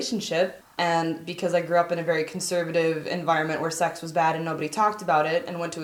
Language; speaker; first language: English; native; English